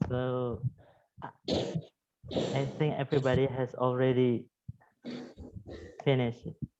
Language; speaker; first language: English; non-native, fluent; Indonesian